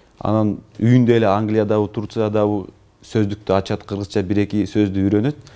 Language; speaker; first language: Kyrgyz; non-native, local second language; Turkish